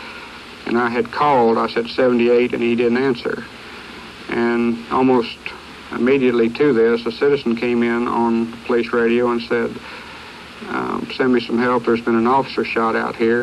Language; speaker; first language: English; native; English